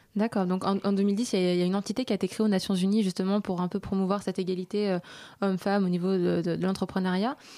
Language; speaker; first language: French; native; French